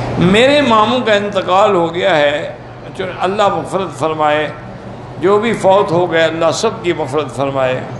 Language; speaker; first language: Urdu; native; Urdu